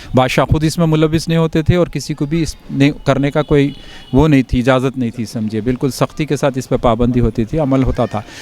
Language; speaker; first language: Urdu; native; Urdu